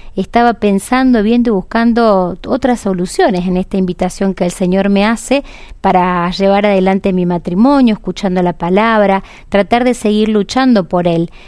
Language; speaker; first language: Spanish; native; Spanish